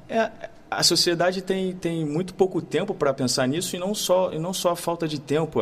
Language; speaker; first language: Portuguese; native; Portuguese